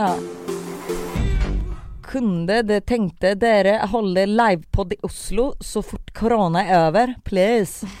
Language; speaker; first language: Swedish; native; Swedish